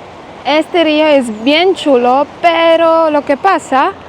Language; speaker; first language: Spanish; non-native, learner; Polish